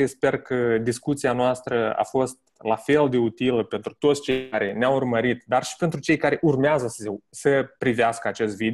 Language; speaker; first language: Romanian; native; Romanian